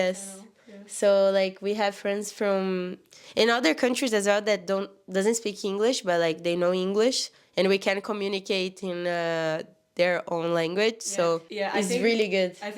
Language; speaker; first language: English; non-native, learner; Portuguese